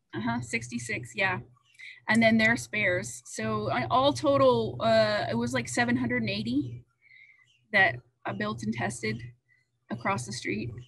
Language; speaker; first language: English; native; English